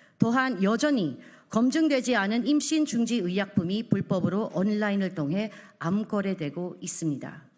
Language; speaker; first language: Korean; non-native, fluent; Filipino